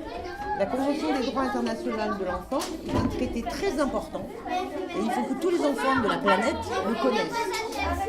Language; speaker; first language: French; native; French